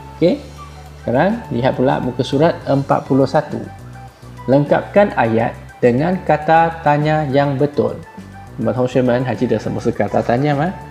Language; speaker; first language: Malay; non-native, local second language; Chinese